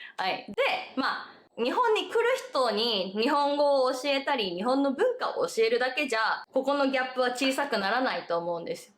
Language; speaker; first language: Japanese; native; Japanese